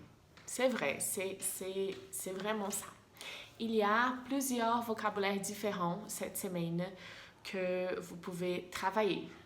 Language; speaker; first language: French; non-native, fluent; Portuguese